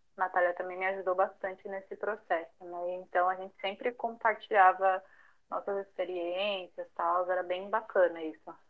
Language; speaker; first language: Portuguese; early bilingual, other home language; Japanese